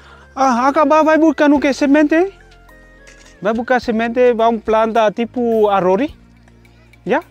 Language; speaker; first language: Portuguese; non-native, learner; Vietnamese